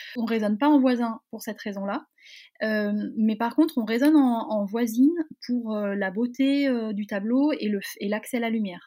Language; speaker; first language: French; native; French